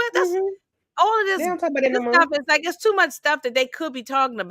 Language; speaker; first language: English; native; English